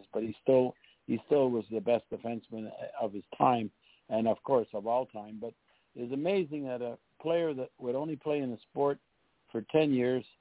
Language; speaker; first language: English; native; English